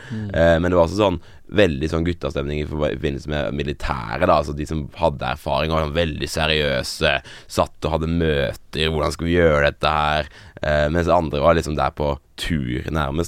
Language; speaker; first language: Norwegian; native; Norwegian